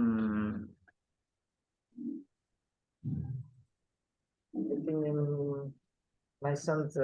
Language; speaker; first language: English; non-native, learner; Vietnamese